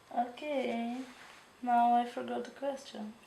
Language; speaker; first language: English; non-native, learner; Czech